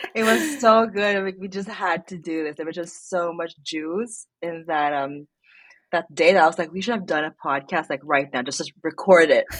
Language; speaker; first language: English; non-native, local second language; Filipino